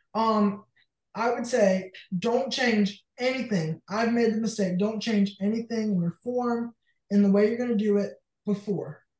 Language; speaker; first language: English; native; English